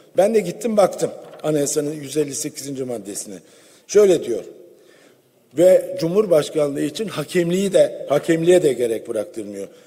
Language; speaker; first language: Turkish; native; Turkish